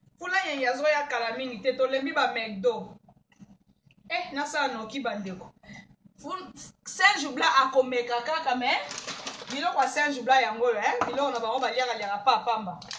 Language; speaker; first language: Lingala; native; Lingala